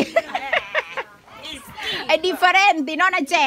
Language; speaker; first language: Italian; non-native, learner; Thai